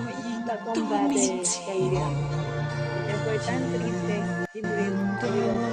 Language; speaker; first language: Spanish; non-native, learner; Chinese